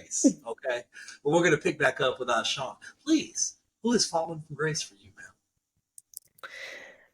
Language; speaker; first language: English; native; English